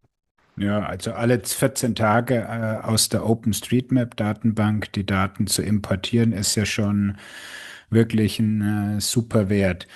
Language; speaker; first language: German; native; German